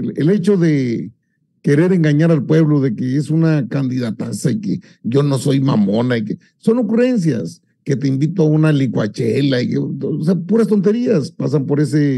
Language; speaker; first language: Spanish; native; Spanish